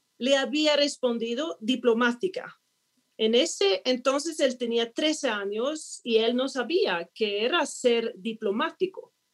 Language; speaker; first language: Spanish; non-native, fluent; Swedish